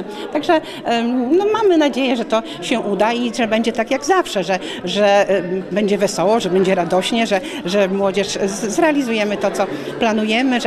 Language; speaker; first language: Polish; native; Polish